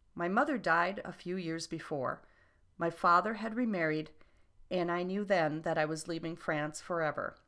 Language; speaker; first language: English; non-native, fluent; French